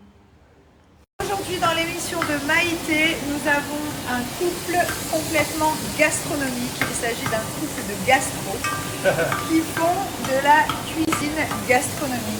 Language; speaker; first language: French; native; French